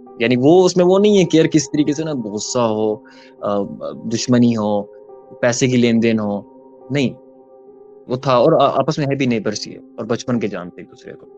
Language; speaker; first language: Urdu; early bilingual, heritage; Urdu